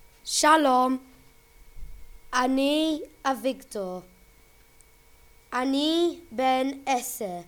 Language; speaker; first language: Hebrew; non-native, learner; English